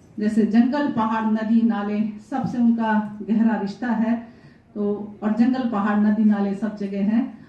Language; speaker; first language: Hindi; non-native, local second language; Rajasthani